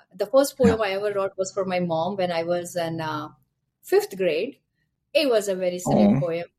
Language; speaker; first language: English; non-native, local second language; Hindi